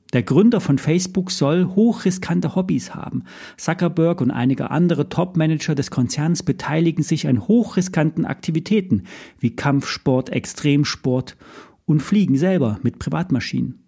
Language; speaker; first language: German; native; German